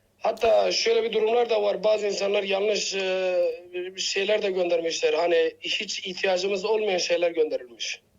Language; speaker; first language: Turkish; native; Turkish